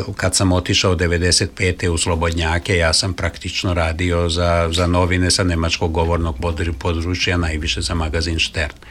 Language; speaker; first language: Serbian; non-native, local second language; Hungarian